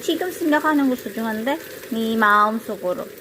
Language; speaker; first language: Korean; non-native, fluent; Filipino